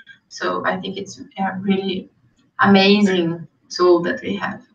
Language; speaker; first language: English; non-native, fluent; Portuguese